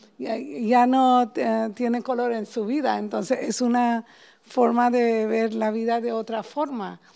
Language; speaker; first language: Spanish; non-native, fluent; Bangla